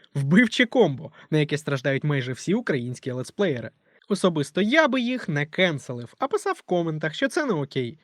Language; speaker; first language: Ukrainian; non-native, local second language; Russian